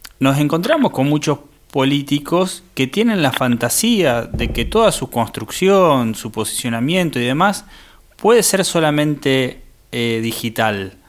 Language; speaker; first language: Spanish; native; Spanish